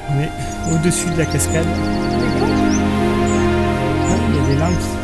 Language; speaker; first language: French; native; French